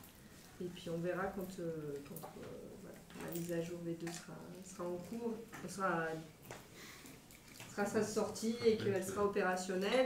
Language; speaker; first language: French; native; French